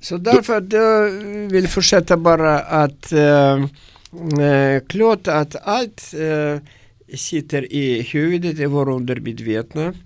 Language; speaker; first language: Swedish; non-native, learner; Russian